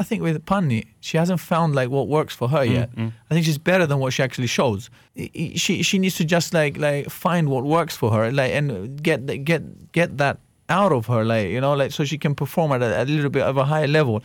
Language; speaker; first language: English; non-native, fluent; Greek